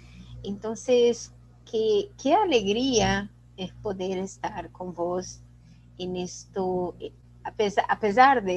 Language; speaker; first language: Spanish; non-native, fluent; Portuguese